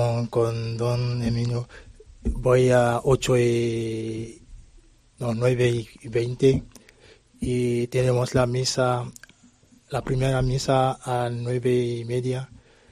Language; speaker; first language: Spanish; non-native, learner; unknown